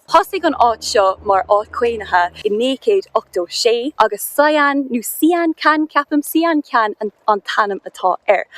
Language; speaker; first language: Irish; non-native, local second language; English